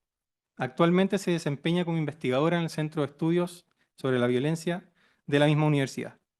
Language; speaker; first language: Spanish; native; Spanish